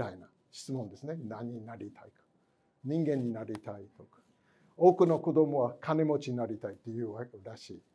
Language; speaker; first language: Japanese; non-native, fluent; English